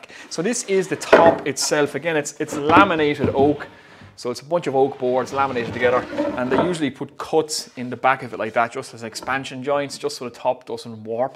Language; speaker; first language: English; native; English